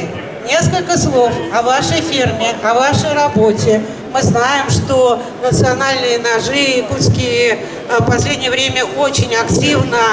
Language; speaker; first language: Russian; native; Russian